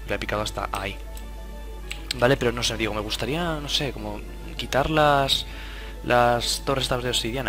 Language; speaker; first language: Spanish; native; Spanish